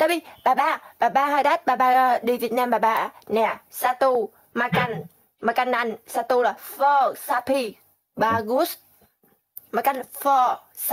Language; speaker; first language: Indonesian; non-native, learner; Vietnamese